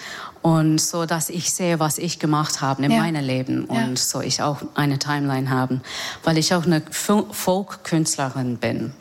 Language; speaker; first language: German; non-native, fluent; English